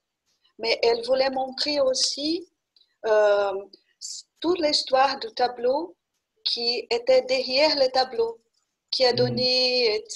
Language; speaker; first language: French; non-native, fluent; Portuguese